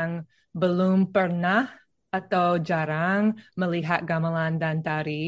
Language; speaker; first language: Indonesian; non-native, learner; English